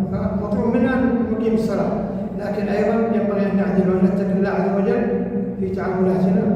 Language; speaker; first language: Arabic; native; Arabic